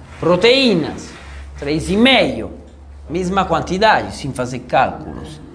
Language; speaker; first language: Portuguese; non-native, fluent; Italian